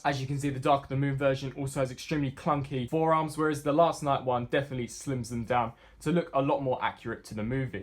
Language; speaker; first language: English; native; English